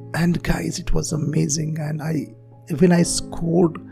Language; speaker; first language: English; non-native, local second language; Marathi